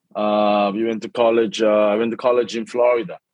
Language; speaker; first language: English; early bilingual, other home language; Korean